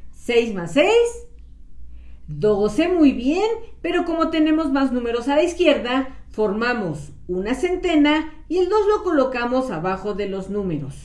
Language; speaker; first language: Spanish; native; Spanish